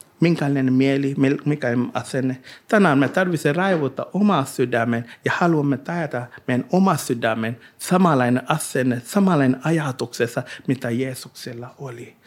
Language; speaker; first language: Finnish; non-native, learner; Hindi